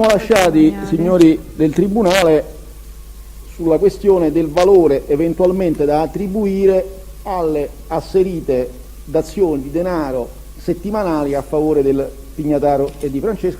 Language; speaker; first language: Italian; native; Italian